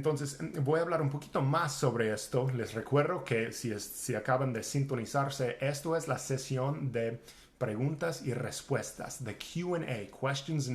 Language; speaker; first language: Spanish; non-native, fluent; English